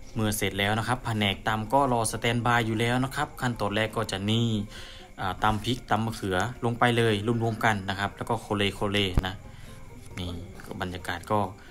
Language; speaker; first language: Thai; native; Thai